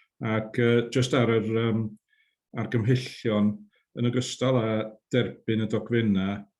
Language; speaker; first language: Welsh; native; Welsh